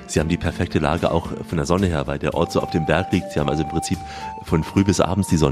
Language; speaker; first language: German; native; German